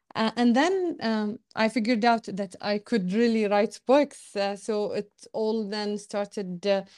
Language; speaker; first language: English; non-native, fluent; Arabic